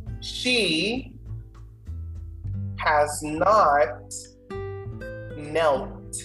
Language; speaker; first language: English; non-native, fluent; Spanish